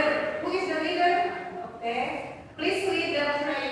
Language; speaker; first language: English; non-native, learner; Indonesian